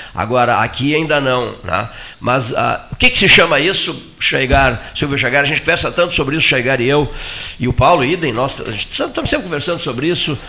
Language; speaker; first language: Portuguese; native; Portuguese